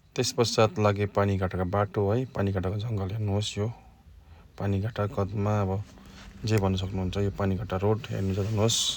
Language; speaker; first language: Nepali; native; Nepali